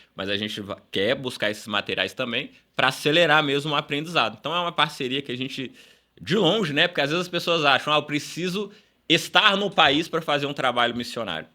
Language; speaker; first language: Portuguese; early bilingual, other home language; Upper Guinea Crioulo